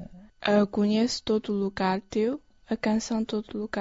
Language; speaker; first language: Portuguese; non-native, fluent; Chinese